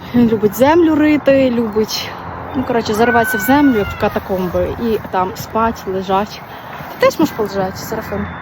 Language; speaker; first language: Ukrainian; non-native, local second language; Russian